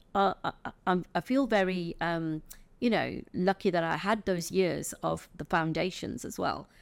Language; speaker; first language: English; native; English